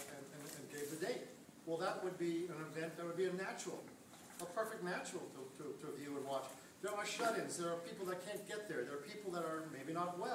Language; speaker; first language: English; native; English